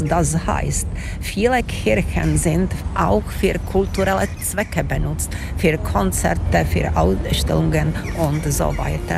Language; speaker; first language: German; non-native, fluent; Czech